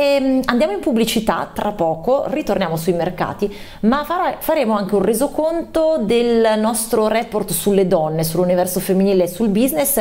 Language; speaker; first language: Italian; native; Italian